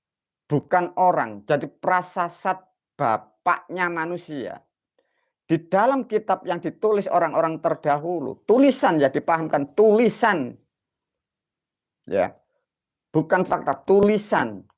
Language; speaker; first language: Indonesian; non-native, local second language; Javanese